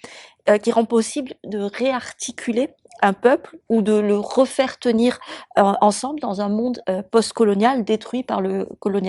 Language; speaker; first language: French; native; French